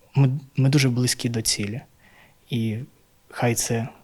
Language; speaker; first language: Ukrainian; non-native, local second language; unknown